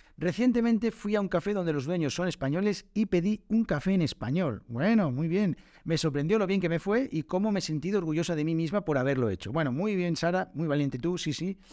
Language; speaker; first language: Spanish; native; Spanish